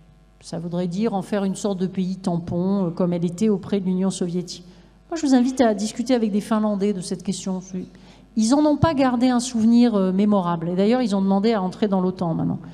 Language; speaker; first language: French; native; French